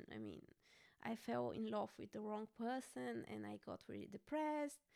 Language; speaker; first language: English; non-native, fluent; Bulgarian